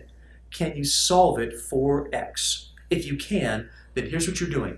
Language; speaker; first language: English; native; English